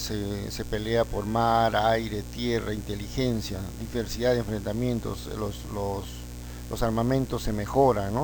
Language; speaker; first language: Spanish; native; Spanish